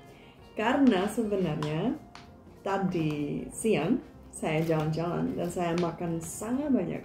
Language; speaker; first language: Indonesian; non-native, fluent; Czech